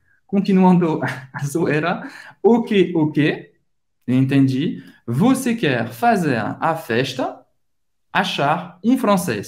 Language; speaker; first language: Portuguese; non-native, fluent; French